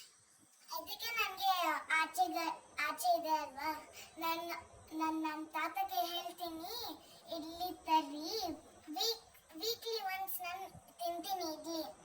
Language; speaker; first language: Kannada; non-native, local second language; Hindi